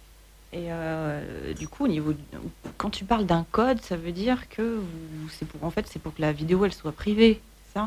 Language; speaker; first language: French; native; French